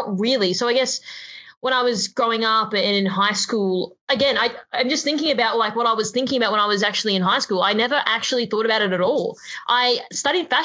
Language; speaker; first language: English; native; English